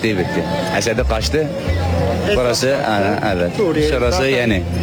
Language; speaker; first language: Turkish; non-native, learner; Arabic